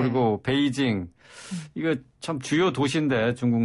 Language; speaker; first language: Korean; native; Korean